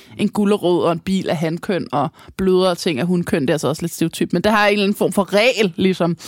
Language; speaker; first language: Danish; native; Danish